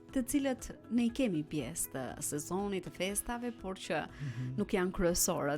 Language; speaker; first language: Albanian; native; Albanian